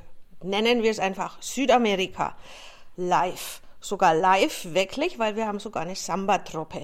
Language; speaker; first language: German; native; German